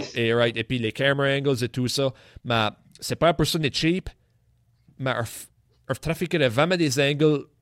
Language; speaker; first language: French; native; French